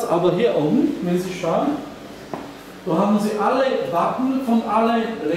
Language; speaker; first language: German; non-native, learner; Slovak